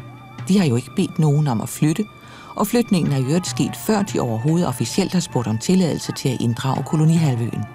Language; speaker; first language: Danish; native; Danish